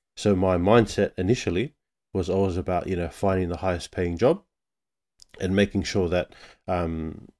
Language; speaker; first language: English; native; English